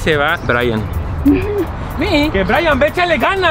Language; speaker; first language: Spanish; native; Spanish